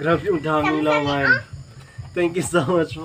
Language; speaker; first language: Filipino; non-native, local second language; Cebuano